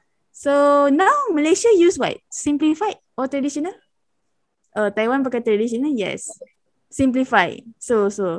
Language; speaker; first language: English; non-native, local second language; Malay